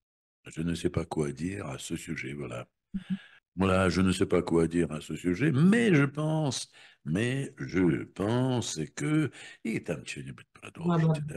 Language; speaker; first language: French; non-native, fluent; Russian